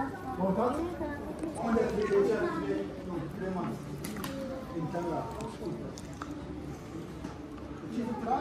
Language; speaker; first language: Romanian; non-native, learner; Arabic